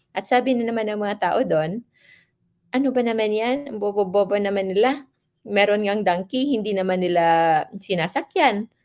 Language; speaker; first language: Filipino; non-native, local second language; Hiligaynon